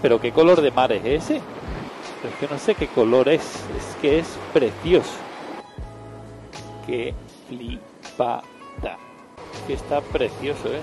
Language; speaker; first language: Spanish; native; Spanish